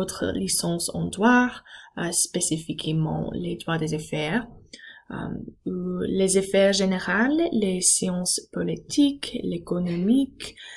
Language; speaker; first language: French; non-native, learner; English